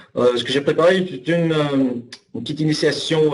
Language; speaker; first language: French; non-native, fluent; English